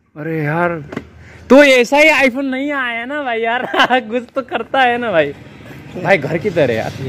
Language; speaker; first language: Nepali; native; Nepali